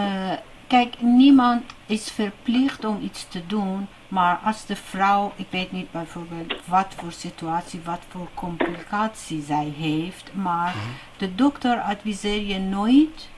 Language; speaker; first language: Dutch; non-native, fluent; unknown